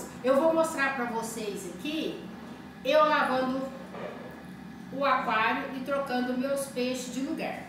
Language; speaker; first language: Portuguese; native; Portuguese